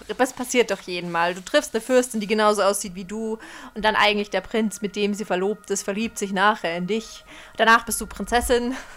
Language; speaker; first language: German; early bilingual, other home language; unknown